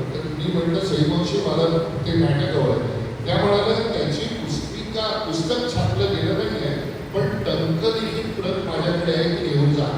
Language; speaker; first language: Marathi; non-native, local second language; Konkani